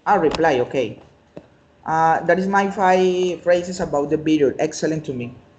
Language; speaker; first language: English; non-native, learner; Spanish